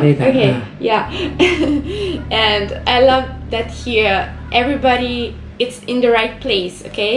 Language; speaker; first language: English; non-native, fluent; Italian